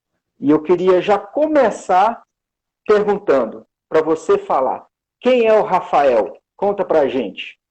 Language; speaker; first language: Portuguese; native; Portuguese